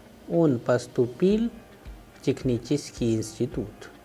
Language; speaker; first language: Russian; non-native, fluent; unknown